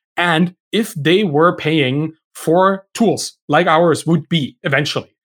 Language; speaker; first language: English; non-native, fluent; German